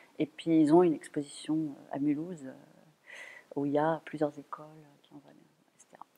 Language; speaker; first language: French; non-native, fluent; German